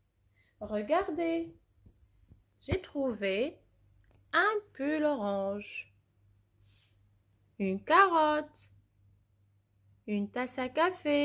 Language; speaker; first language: French; non-native, local second language; Arabic